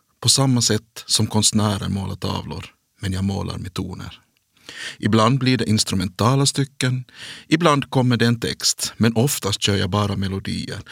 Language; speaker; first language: Swedish; native; Swedish